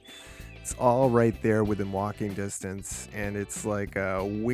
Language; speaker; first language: English; native; English